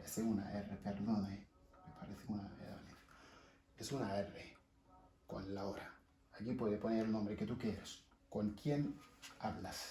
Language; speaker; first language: Spanish; non-native, fluent; Wolof